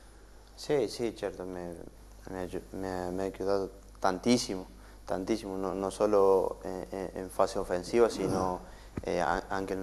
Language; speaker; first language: Italian; non-native, learner; Spanish